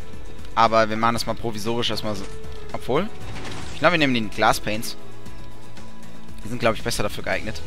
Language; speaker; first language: German; native; German